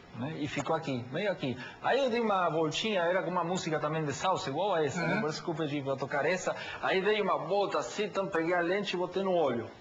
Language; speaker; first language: Portuguese; non-native, fluent; Spanish